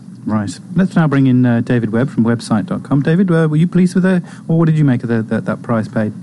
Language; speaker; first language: English; native; English